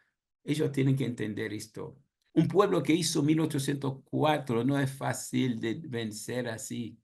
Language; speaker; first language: Spanish; non-native, fluent; Haitian Creole